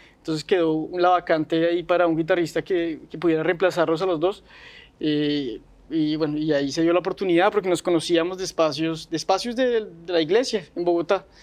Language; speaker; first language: Spanish; native; Spanish